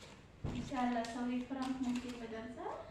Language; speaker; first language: Arabic; non-native, learner; Oromo